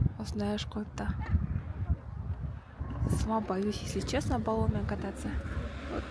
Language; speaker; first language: Russian; non-native, local second language; Kazakh